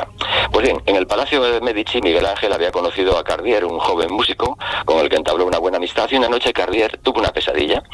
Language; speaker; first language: Spanish; native; Spanish